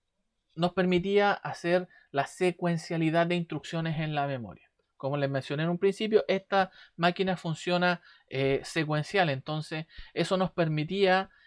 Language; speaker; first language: Spanish; native; Spanish